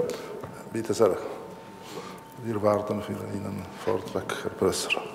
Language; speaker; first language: German; non-native, learner; Polish